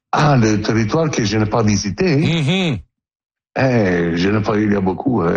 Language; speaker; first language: French; non-native, learner; Italian